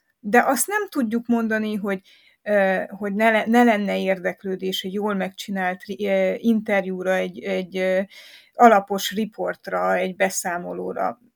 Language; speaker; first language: Hungarian; native; Hungarian